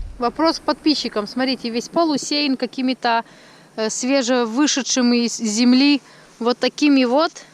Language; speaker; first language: Russian; native; Russian